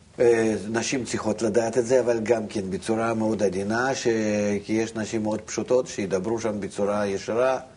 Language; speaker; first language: Hebrew; non-native, fluent; Russian